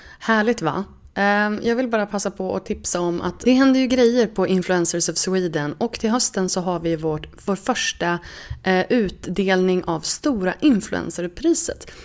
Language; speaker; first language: Swedish; native; Swedish